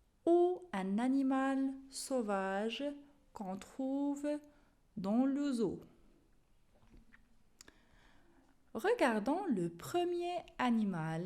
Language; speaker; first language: French; non-native, local second language; Arabic